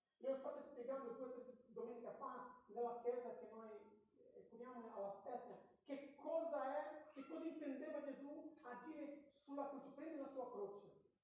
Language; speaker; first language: Italian; non-native, fluent; Portuguese